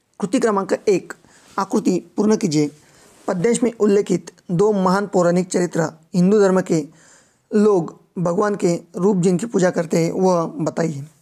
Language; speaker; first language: Hindi; non-native, local second language; Marathi